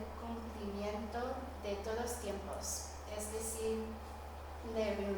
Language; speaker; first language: Spanish; non-native, fluent; English